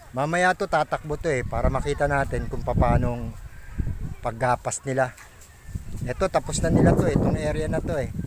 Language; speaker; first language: Filipino; native; Filipino